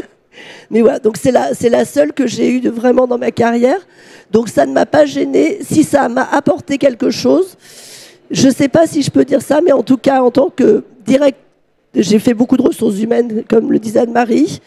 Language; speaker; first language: French; native; French